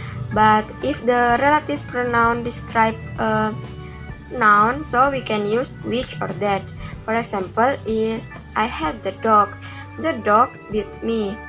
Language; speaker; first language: English; non-native, learner; Indonesian